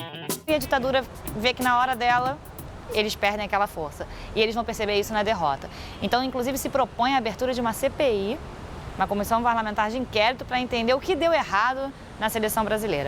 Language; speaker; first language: Portuguese; native; Portuguese